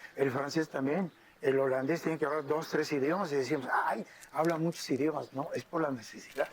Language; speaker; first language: Spanish; native; Spanish